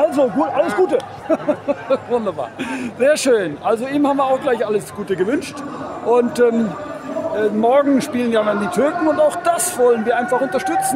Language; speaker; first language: German; native; German